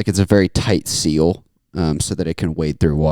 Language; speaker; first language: English; native; English